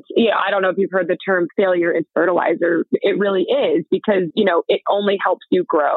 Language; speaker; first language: English; native; English